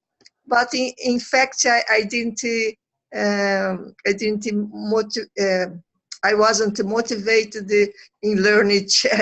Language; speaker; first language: English; non-native, learner; Portuguese